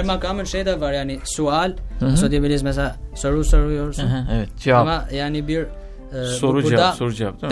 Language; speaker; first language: Turkish; non-native, learner; Albanian